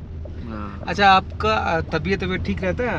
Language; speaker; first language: Hindi; native; Hindi